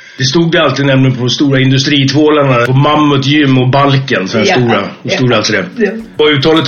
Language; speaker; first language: Swedish; native; Swedish